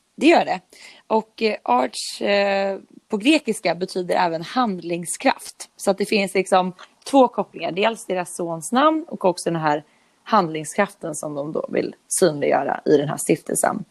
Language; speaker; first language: Swedish; native; Swedish